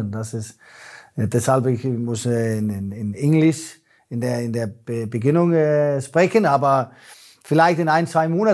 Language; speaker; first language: German; non-native, learner; Danish